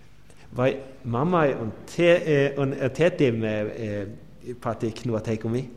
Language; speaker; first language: Latvian; non-native, learner; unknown